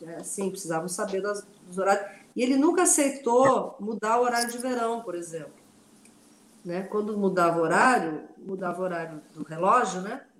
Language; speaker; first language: Portuguese; non-native, local second language; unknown